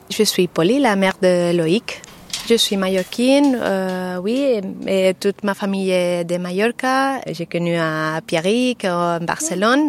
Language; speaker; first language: French; non-native, fluent; Catalan